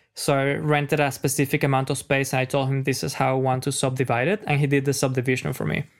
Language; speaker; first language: English; non-native, fluent; Spanish